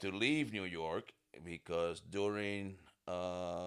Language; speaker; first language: English; non-native, fluent; Spanish